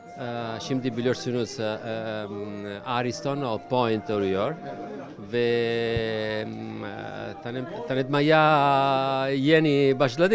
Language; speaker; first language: Turkish; non-native, learner; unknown